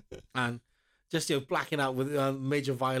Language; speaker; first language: English; native; English